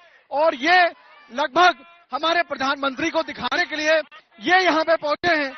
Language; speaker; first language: Hindi; native; Hindi